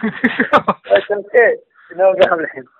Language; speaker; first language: English; non-native, learner; Arabic